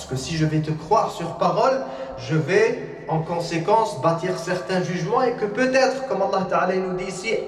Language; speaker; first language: French; non-native, local second language; Arabic